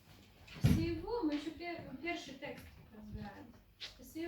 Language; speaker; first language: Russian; non-native, local second language; Ukrainian